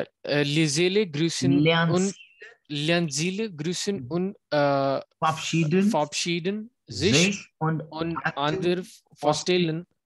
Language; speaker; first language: German; non-native, learner; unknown